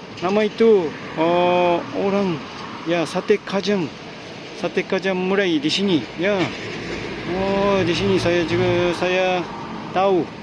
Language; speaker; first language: Malay; non-native, learner; Japanese